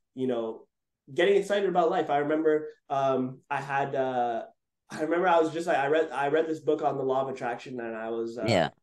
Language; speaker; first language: English; native; English